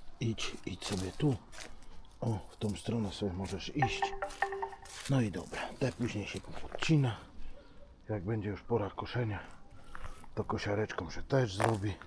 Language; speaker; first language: Polish; native; Polish